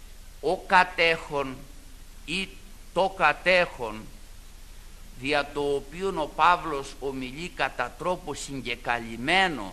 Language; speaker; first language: Greek; native; Greek